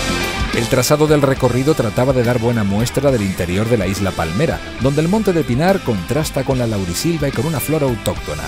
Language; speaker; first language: Spanish; native; Spanish